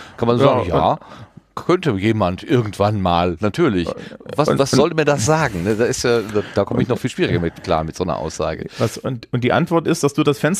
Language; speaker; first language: German; native; German